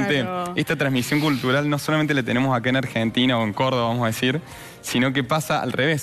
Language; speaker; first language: Spanish; native; Spanish